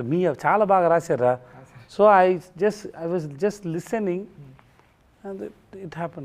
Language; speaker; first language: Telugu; non-native, learner; Tamil